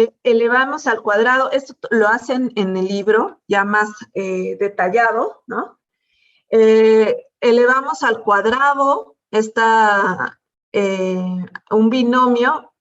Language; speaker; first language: Spanish; native; Spanish